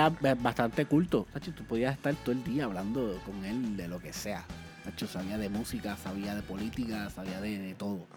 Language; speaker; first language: Spanish; native; Spanish